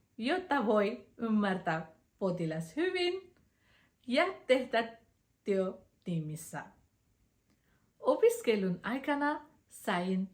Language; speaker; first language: Finnish; non-native, learner; Nepali